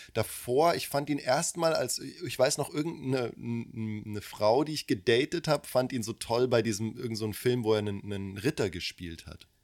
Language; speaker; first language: German; early bilingual, other home language; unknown